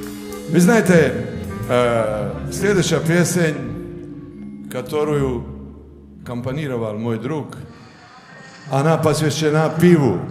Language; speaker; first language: Russian; non-native, learner; Serbian